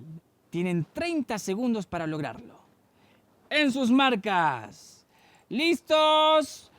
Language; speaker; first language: Spanish; native; Spanish